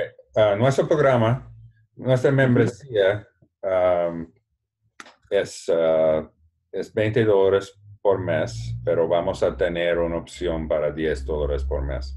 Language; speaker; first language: Spanish; non-native, learner; English